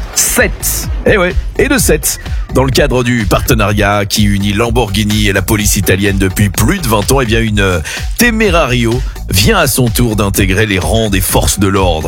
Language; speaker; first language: French; native; French